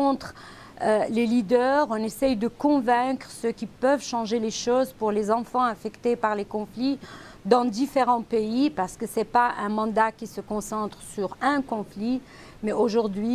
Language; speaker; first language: French; non-native, local second language; Arabic